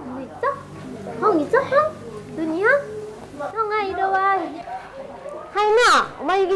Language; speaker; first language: Korean; non-native, local second language; Lao